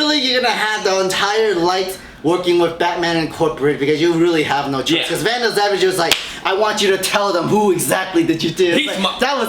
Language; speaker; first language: English; native; English